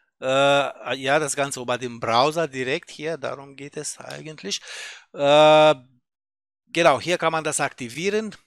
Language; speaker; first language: German; native; German